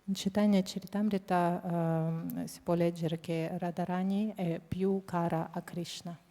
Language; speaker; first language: Italian; non-native, fluent; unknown